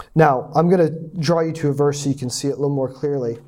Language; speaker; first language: English; native; English